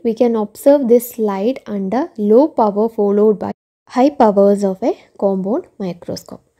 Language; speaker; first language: English; non-native, local second language; Malayalam